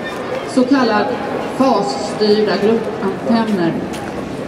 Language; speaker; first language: Swedish; native; Swedish